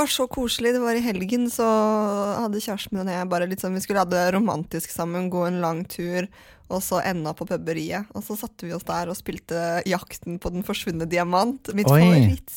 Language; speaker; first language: Norwegian; native; Norwegian